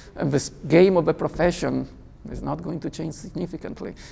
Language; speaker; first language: English; non-native, fluent; Italian